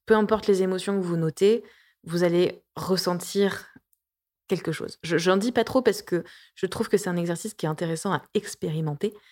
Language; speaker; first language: French; native; French